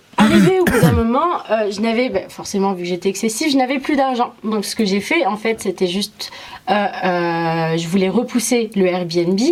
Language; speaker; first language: French; early bilingual, other home language; Arabic